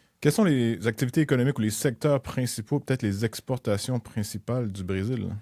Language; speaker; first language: French; native; French